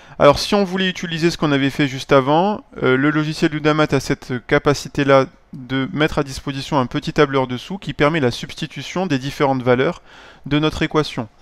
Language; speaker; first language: French; native; French